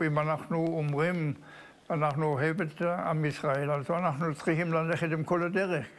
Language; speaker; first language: Hebrew; non-native, learner; German